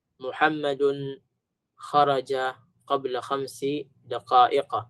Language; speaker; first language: Arabic; non-native, fluent; Filipino